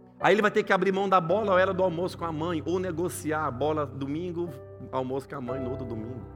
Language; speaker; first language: Portuguese; native; Portuguese